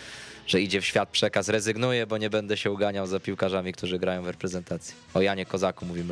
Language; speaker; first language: Polish; native; Polish